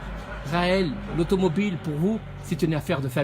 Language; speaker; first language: French; native; French